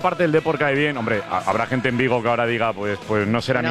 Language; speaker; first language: Spanish; native; Spanish